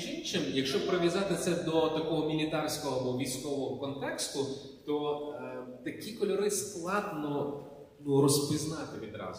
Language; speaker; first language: Ukrainian; native; Ukrainian